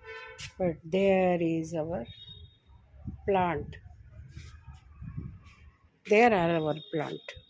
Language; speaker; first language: English; non-native, learner; Hindi